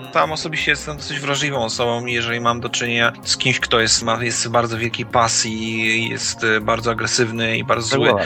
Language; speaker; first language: Polish; native; Polish